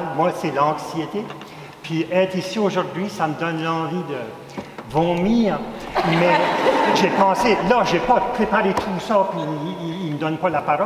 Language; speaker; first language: French; native; French